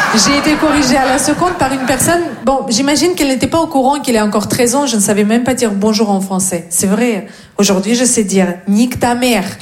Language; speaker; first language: French; non-native, fluent; Russian